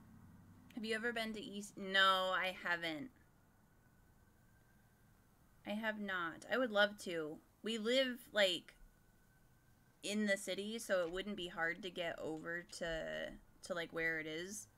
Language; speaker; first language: English; native; English